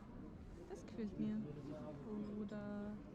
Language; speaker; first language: German; non-native, fluent; Mongolian